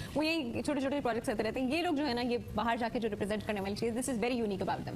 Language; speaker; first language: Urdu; native; Urdu